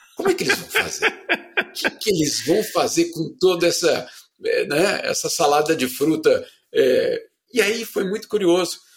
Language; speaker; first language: Portuguese; native; Portuguese